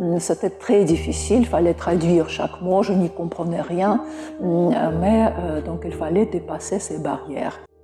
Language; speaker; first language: French; non-native, fluent; Russian